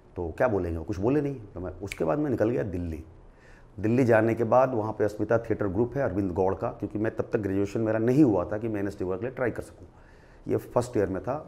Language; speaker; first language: Hindi; non-native, local second language; Bhojpuri